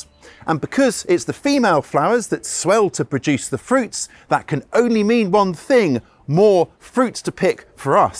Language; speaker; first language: English; native; English